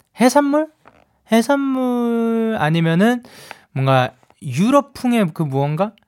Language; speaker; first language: Korean; early bilingual, heritage; Korean